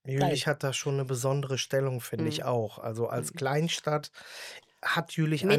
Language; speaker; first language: German; native; German